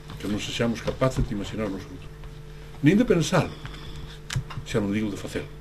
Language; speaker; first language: Galician; native; Galician